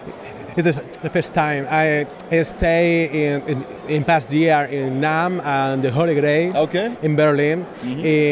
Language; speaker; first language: English; non-native, learner; Spanish